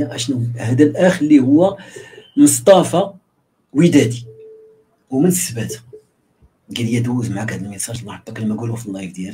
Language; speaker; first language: Arabic; native; Arabic